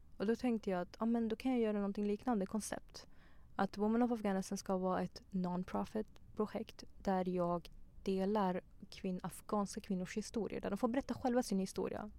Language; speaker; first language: Swedish; early bilingual, other home language; Persian